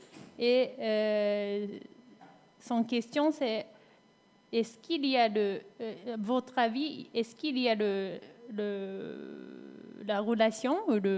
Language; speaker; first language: French; non-native, fluent; Japanese